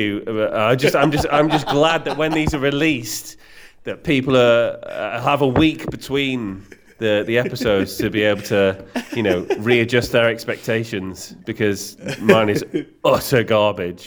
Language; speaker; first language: English; native; English